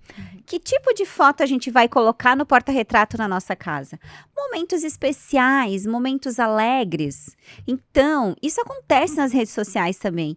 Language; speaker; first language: Portuguese; native; Portuguese